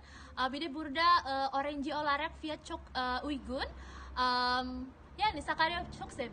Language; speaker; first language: Turkish; non-native, learner; Indonesian